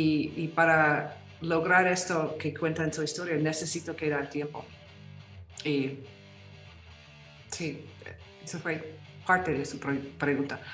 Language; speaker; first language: Spanish; non-native, fluent; English